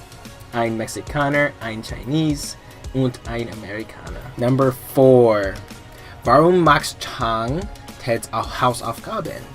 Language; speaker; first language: German; non-native, learner; English